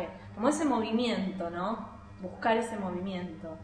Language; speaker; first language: Spanish; native; Spanish